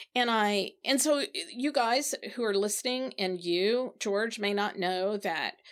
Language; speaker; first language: English; native; English